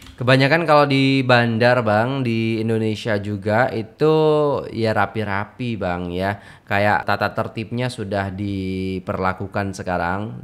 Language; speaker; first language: Indonesian; native; Indonesian